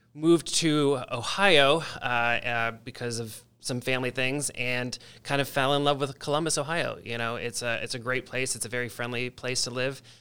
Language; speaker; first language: English; native; English